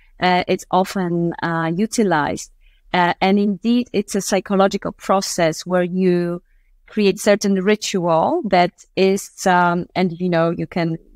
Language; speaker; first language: English; non-native, fluent; Polish